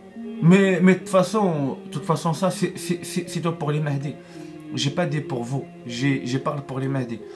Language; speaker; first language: French; non-native, learner; Arabic